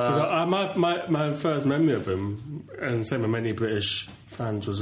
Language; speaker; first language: English; native; English